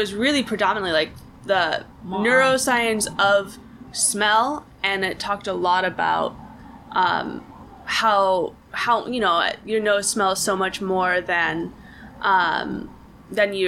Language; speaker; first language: English; native; English